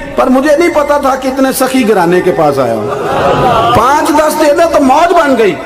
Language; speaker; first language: Urdu; non-native, local second language; Punjabi